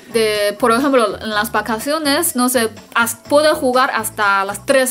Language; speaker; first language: Spanish; non-native, learner; Chinese